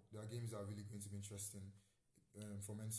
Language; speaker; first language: English; non-native, local second language; Yoruba